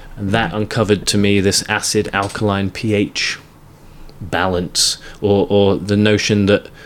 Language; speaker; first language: English; native; English